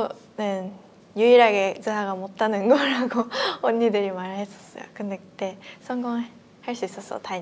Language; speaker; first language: Korean; non-native, fluent; Japanese